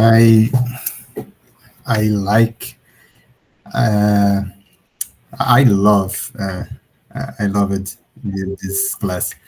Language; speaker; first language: English; non-native, learner; Portuguese